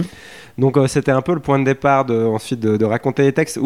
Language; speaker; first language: French; native; French